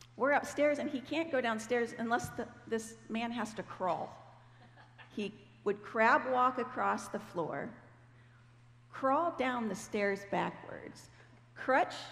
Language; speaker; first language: English; native; English